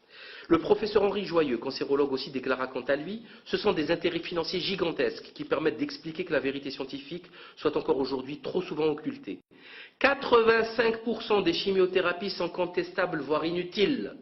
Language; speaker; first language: French; native; French